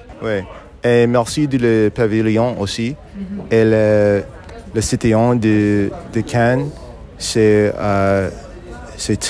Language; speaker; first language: French; non-native, learner; English